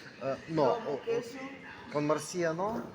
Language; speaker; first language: Spanish; non-native, learner; Ukrainian